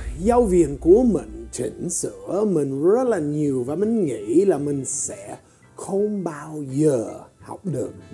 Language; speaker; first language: Vietnamese; non-native, fluent; English